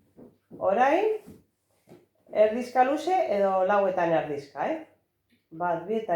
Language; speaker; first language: Basque; non-native, local second language; Spanish